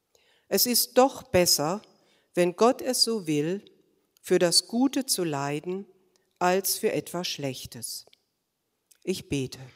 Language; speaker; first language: German; native; German